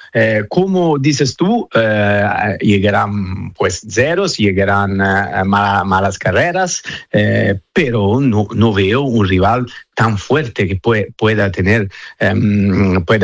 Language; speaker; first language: Spanish; non-native, fluent; Italian